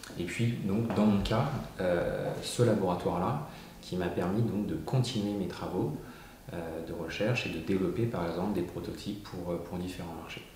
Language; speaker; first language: French; native; French